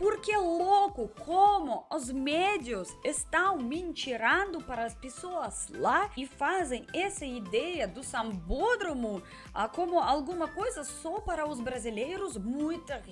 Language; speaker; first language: Portuguese; non-native, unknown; Russian